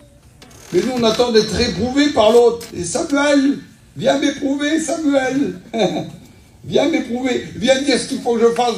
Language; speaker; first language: French; native; French